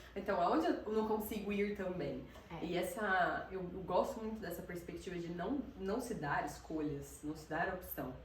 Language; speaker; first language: Portuguese; native; Portuguese